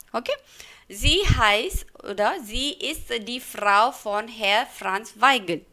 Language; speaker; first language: German; non-native, fluent; Hindi